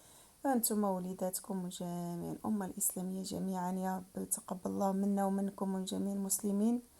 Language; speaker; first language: Arabic; native; Arabic